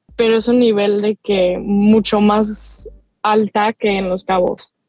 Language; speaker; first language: Spanish; early bilingual, other home language; English